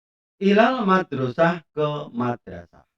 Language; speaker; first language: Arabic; non-native, fluent; Indonesian